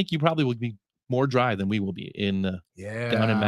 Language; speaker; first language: English; native; English